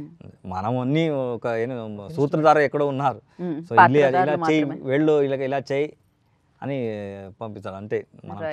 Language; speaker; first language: Telugu; non-native, learner; Kannada